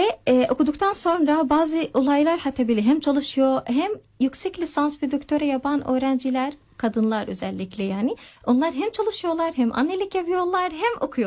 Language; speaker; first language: Turkish; non-native, learner; Arabic